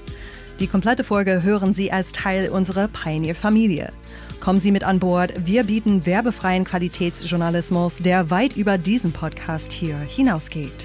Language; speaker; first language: German; native; German